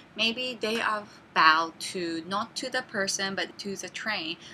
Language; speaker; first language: English; non-native, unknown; Japanese